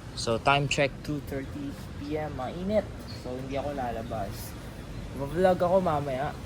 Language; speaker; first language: Filipino; non-native, local second language; Hiligaynon